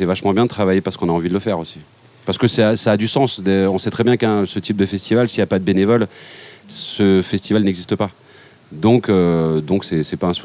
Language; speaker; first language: French; native; French